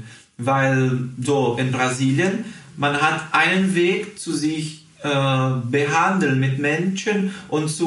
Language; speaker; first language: German; early bilingual, heritage; Portuguese